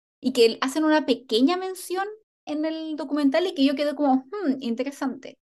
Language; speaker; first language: Spanish; native; Spanish